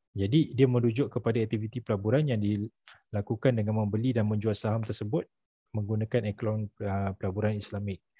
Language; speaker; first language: Malay; native; Malay